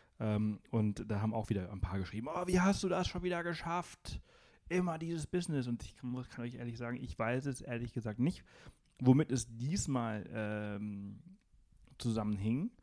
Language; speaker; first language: German; non-native, fluent; Spanish